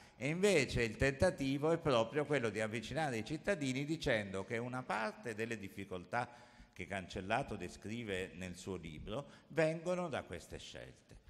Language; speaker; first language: Italian; native; Italian